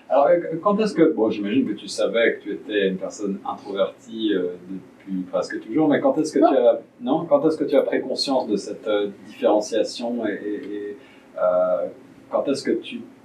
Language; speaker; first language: French; native; French